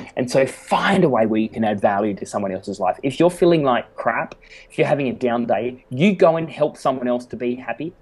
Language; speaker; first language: English; native; English